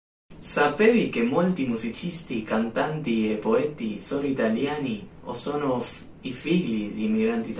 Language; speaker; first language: Italian; non-native, learner; Spanish